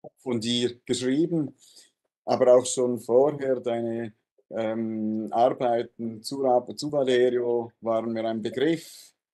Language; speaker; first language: German; native; German